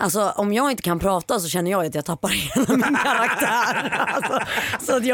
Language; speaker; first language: Swedish; native; Swedish